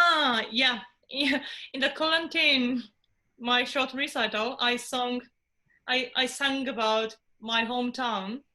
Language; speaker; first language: English; non-native, fluent; Japanese